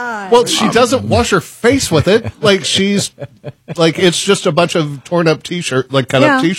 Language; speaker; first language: English; native; English